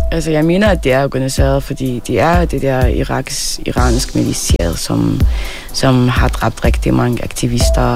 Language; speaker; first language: Danish; early bilingual, other home language; Arabic